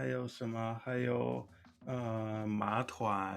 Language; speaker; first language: Chinese; non-native, fluent; English